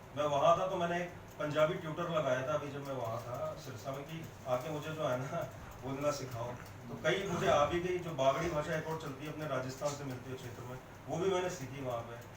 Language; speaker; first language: Hindi; native; Hindi